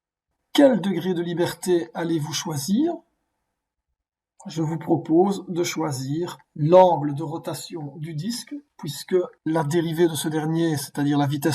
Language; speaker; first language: French; native; French